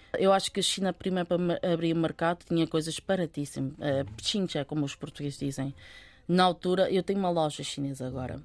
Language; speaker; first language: Portuguese; early bilingual, other home language; Chinese